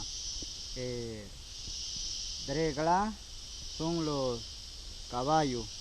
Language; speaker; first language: Spanish; non-native, local second language; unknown